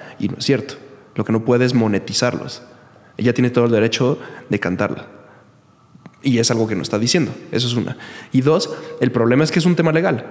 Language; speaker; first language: Spanish; native; Spanish